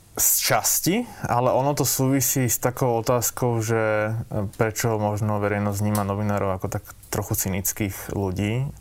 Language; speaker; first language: Slovak; native; Slovak